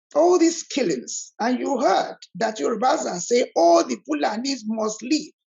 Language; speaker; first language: English; non-native, local second language; Yoruba